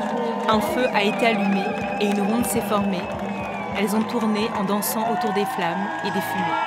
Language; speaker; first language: French; native; French